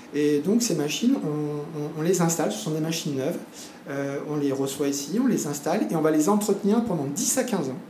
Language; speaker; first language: French; native; French